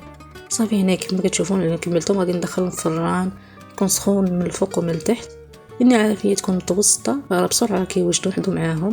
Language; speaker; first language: Arabic; native; Arabic